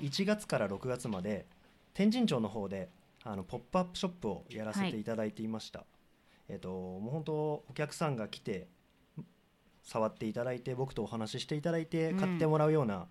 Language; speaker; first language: Japanese; native; Japanese